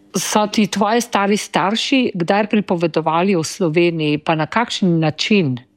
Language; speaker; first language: Slovenian; native; Slovenian